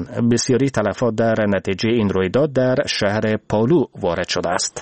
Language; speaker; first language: Persian; native; Persian